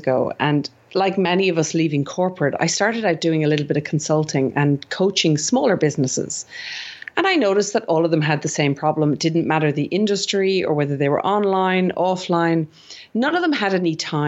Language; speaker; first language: English; native; English